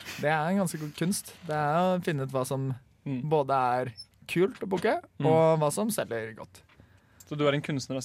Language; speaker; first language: Norwegian; native; Norwegian